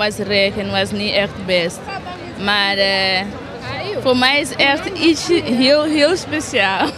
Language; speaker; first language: Dutch; non-native, learner; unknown